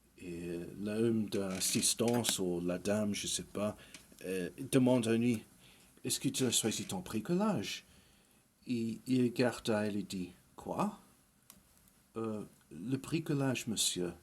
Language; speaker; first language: French; early bilingual, heritage; English